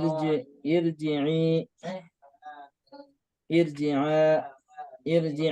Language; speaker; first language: Arabic; non-native, learner; Indonesian